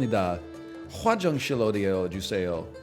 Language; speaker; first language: Korean; non-native, learner; English